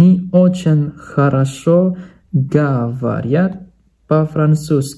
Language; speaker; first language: Russian; non-native, fluent; Indonesian